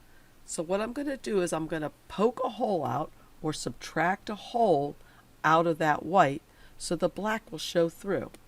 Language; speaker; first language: English; native; English